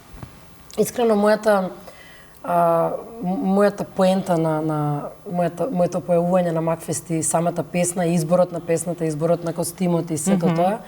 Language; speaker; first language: Macedonian; native; Macedonian